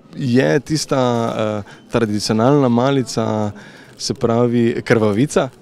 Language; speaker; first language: Slovenian; native; Slovenian